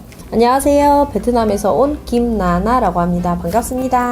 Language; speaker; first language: Korean; non-native, learner; Vietnamese